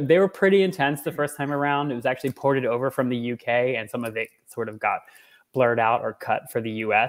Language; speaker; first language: English; native; English